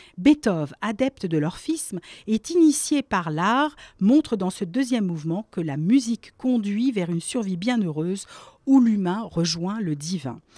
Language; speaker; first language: French; native; French